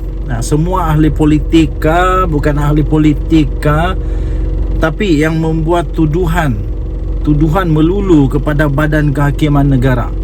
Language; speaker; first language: Malay; native; Malay